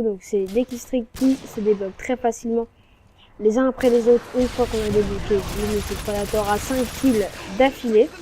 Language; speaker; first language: French; native; French